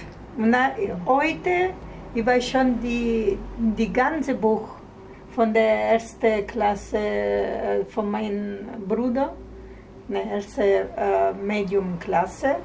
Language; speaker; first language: German; non-native, learner; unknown